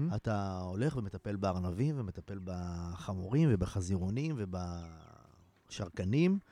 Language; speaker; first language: Hebrew; native; Hebrew